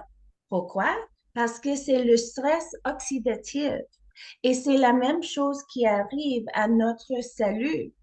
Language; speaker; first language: French; non-native, learner; English